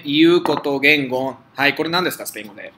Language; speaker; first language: Japanese; non-native, fluent; Spanish